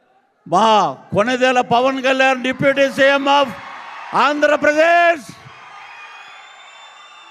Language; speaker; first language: Telugu; native; Telugu